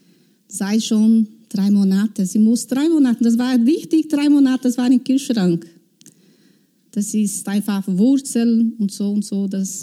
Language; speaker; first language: German; non-native, learner; Portuguese